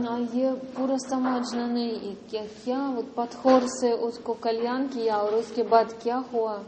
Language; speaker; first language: Hindi; non-native, learner; Russian